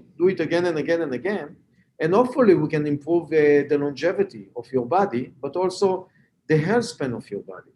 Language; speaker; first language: English; non-native, fluent; Hebrew